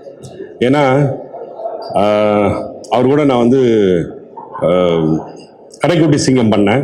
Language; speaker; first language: Tamil; native; Tamil